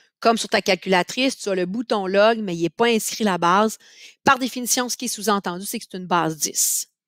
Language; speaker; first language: French; native; French